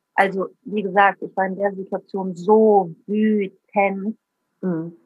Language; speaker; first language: German; early bilingual, other home language; Italian